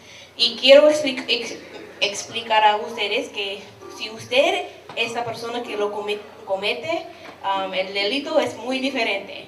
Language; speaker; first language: Spanish; non-native, fluent; English